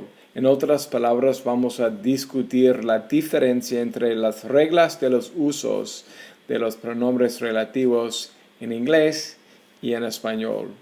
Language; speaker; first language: Spanish; non-native, fluent; English